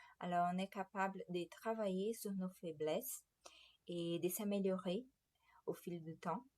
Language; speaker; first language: French; non-native, fluent; Portuguese